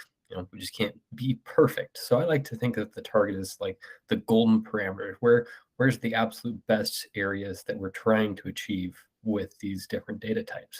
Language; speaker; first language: English; native; English